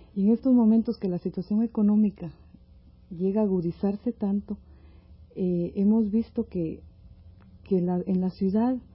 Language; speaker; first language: Spanish; native; Spanish